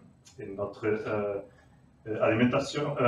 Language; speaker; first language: French; non-native, learner; Portuguese